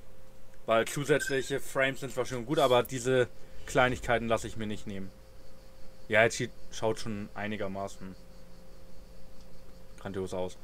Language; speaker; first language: German; native; German